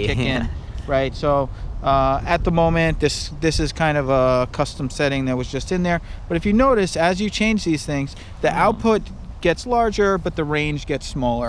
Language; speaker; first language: English; native; English